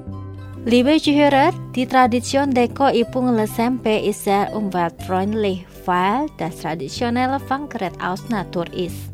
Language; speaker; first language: German; non-native, fluent; Indonesian